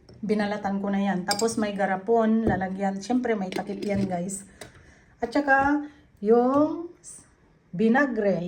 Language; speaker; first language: Filipino; non-native, local second language; Iloko